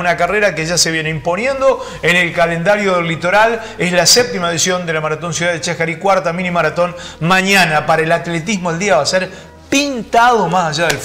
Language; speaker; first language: Spanish; native; Spanish